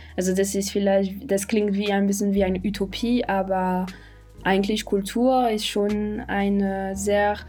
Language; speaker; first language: German; non-native, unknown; French